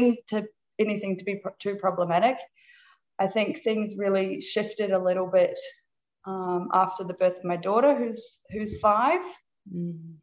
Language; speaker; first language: English; native; English